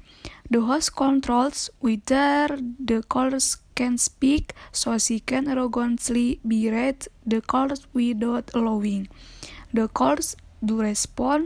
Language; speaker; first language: English; non-native, learner; Indonesian